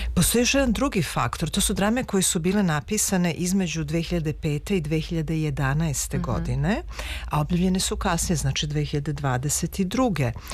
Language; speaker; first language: Serbian; native; Serbian